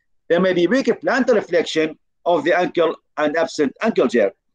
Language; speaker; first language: English; non-native, fluent; Arabic